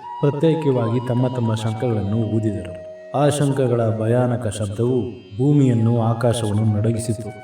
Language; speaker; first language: Kannada; native; Kannada